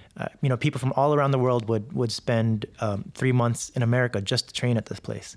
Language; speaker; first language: English; native; English